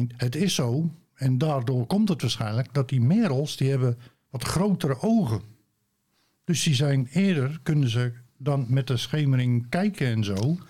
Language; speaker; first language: Dutch; native; Dutch